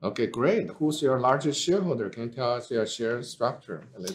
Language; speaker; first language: English; non-native, fluent; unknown